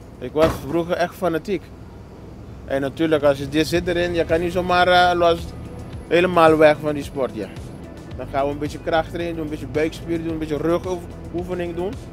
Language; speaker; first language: Dutch; non-native, local second language; Papiamento